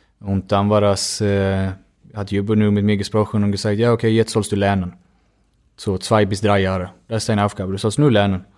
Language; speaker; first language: German; non-native, fluent; Swedish